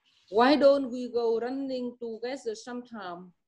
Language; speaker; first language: English; non-native, learner; Vietnamese